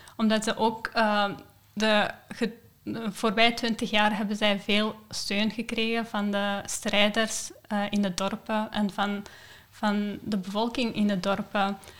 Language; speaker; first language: Dutch; non-native, fluent; Persian